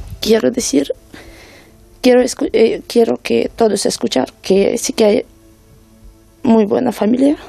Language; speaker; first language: Spanish; non-native, learner; Ukrainian